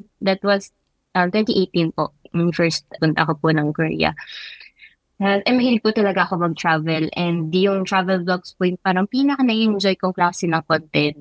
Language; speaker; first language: Filipino; native; Filipino